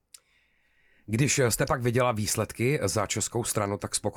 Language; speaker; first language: Czech; native; Czech